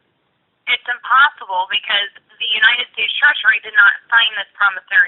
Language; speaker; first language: English; native; English